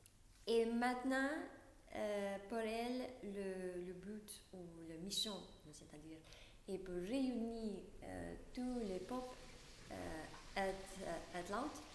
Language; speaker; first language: French; non-native, learner; English